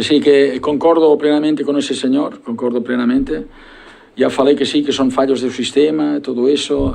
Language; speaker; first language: Portuguese; non-native, learner; Spanish